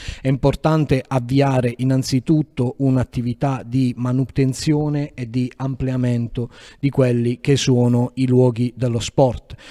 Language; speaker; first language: Italian; native; Italian